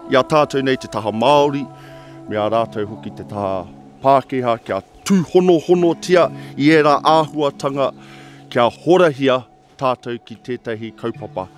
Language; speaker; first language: Māori; non-native, local second language; English